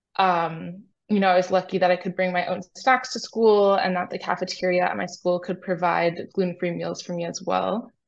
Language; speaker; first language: English; native; English